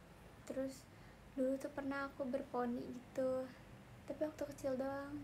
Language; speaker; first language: Indonesian; native; Indonesian